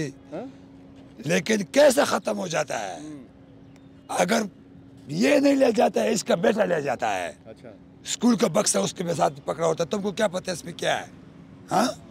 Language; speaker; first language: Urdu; non-native, local second language; Pashto